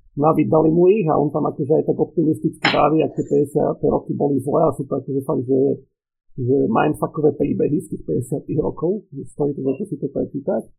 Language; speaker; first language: Slovak; native; Slovak